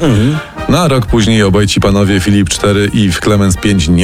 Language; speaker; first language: Polish; native; Polish